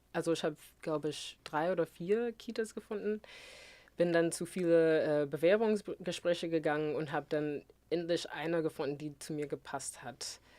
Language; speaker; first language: German; non-native, fluent; English